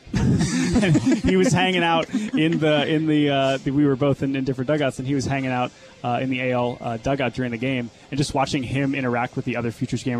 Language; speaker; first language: English; native; English